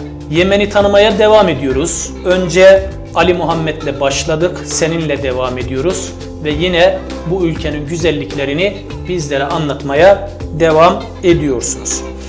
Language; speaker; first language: Turkish; native; Turkish